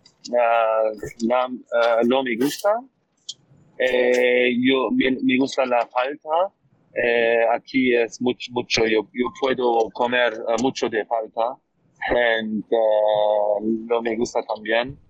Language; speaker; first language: Spanish; non-native, learner; German